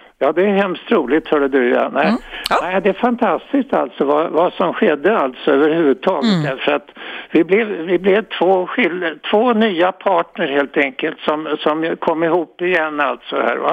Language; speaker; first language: Swedish; native; Swedish